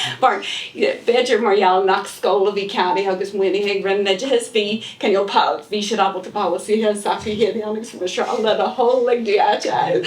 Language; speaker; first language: Irish; non-native, local second language; English